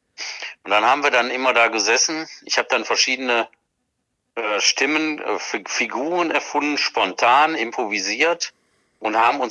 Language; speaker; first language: German; native; German